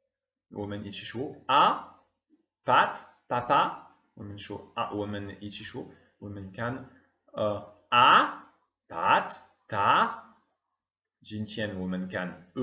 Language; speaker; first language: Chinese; non-native, learner; French